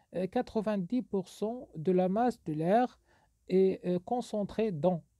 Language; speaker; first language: French; non-native, local second language; Arabic